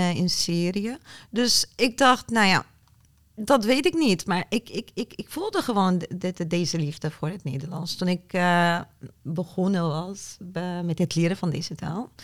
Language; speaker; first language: Dutch; non-native, fluent; Arabic